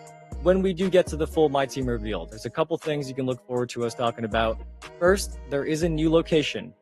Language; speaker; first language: English; native; English